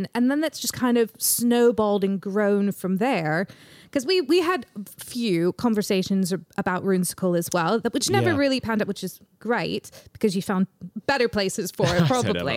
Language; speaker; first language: English; native; English